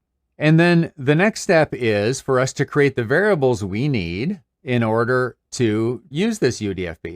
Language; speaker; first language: English; native; English